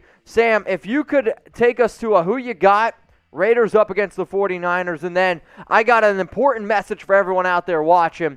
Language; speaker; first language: English; native; English